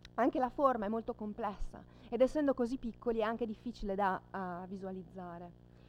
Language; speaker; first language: Italian; native; Italian